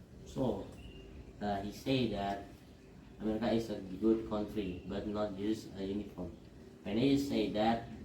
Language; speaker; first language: English; non-native, learner; Indonesian